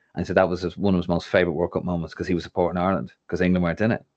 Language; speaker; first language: English; native; English